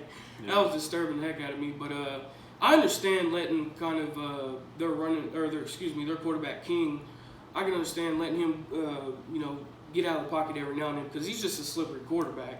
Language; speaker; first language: English; native; English